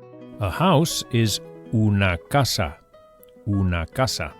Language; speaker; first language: Spanish; non-native, fluent; English